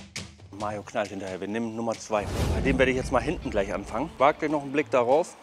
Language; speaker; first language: German; native; German